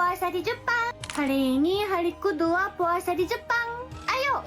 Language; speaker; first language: Indonesian; non-native, learner; Japanese